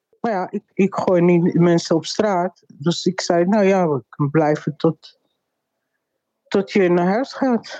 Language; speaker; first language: Dutch; non-native, fluent; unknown